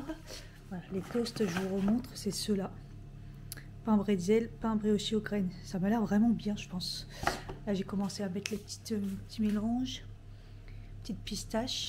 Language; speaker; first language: French; native; French